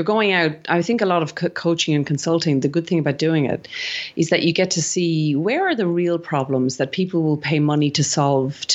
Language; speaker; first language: English; native; English